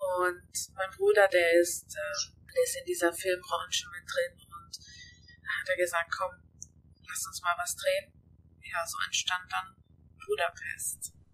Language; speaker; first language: German; early bilingual, other home language; Hungarian